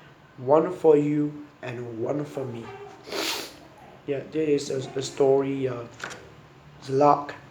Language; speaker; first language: English; non-native, learner; Vietnamese